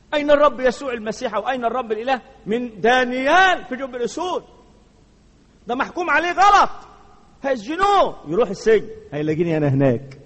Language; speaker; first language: Arabic; native; Arabic